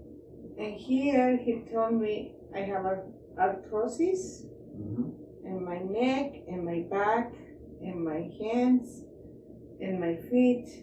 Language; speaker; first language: English; non-native, learner; Spanish